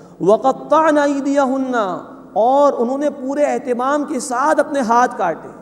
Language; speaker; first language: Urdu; native; Urdu